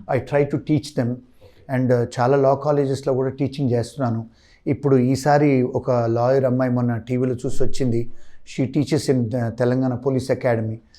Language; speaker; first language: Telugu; native; Telugu